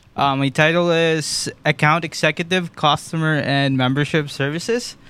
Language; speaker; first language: English; non-native, local second language; Filipino